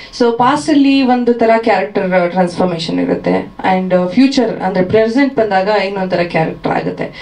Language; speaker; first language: Kannada; native; Kannada